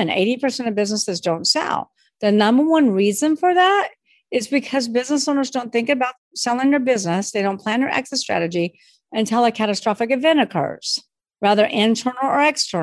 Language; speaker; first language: English; native; English